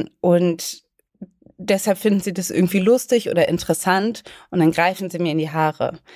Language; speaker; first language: German; native; German